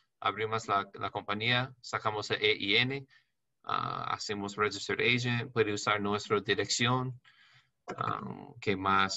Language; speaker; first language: Spanish; non-native, learner; English